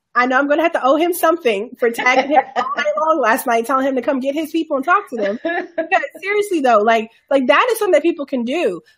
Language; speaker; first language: English; native; English